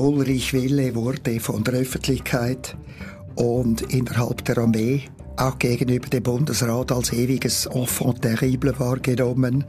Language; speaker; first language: German; native; German